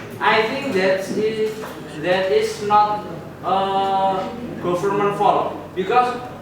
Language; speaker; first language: English; non-native, learner; Indonesian